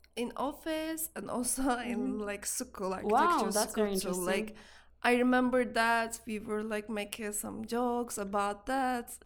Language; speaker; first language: English; non-native, learner; Turkish